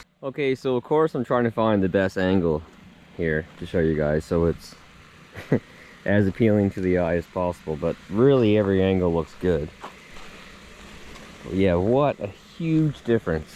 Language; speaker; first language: English; native; English